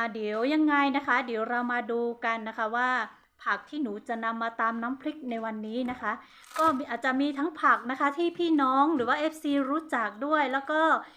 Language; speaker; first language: Thai; non-native, local second language; Karen languages